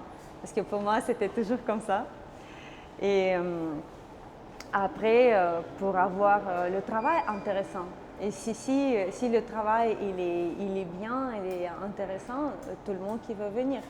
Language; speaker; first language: French; non-native, learner; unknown